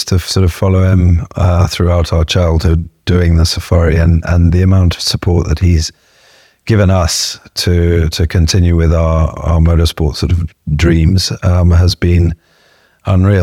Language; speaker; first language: English; native; English